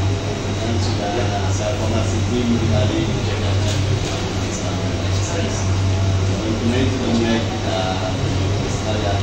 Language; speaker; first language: Indonesian; non-native, fluent; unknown